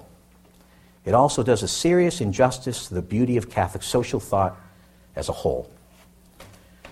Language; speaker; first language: English; native; English